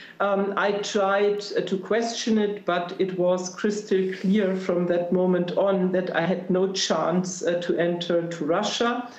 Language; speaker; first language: English; non-native, fluent; German